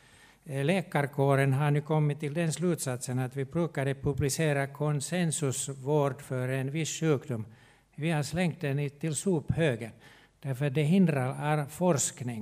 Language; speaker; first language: Swedish; non-native, local second language; Finnish